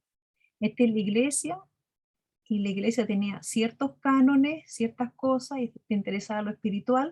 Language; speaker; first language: Spanish; native; Spanish